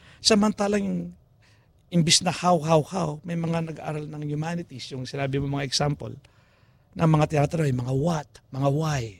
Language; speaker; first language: Filipino; non-native, local second language; Pampanga